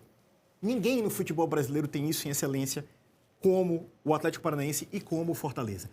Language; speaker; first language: Portuguese; native; Portuguese